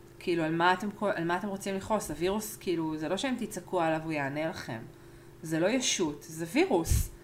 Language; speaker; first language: Hebrew; early bilingual, other home language; Spanish